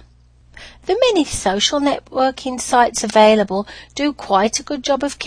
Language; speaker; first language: English; native; English